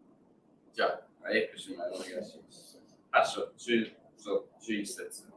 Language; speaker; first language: Japanese; non-native, fluent; English